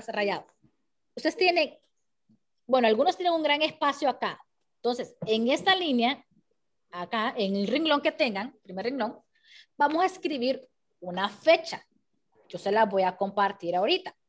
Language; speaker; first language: Spanish; native; Spanish